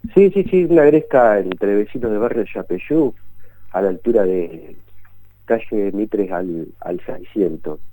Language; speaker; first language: Spanish; native; Spanish